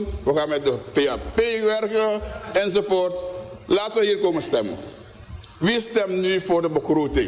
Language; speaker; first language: Dutch; non-native, local second language; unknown